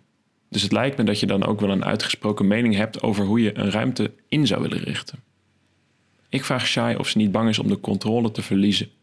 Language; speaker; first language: Dutch; native; Dutch